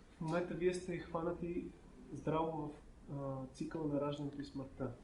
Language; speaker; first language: Bulgarian; native; Bulgarian